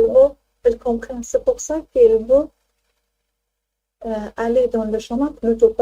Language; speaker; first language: French; non-native, learner; Persian